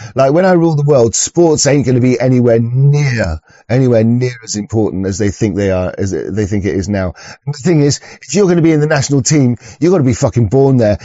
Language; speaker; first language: English; native; English